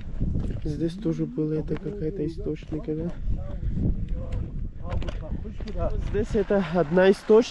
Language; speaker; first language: Russian; non-native, learner; Persian